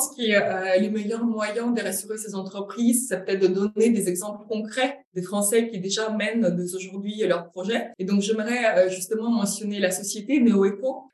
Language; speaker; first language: French; non-native, fluent; Ukrainian